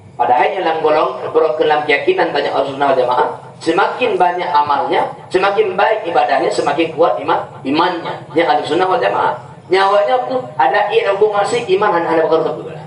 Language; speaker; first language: Malay; non-native, local second language; Achinese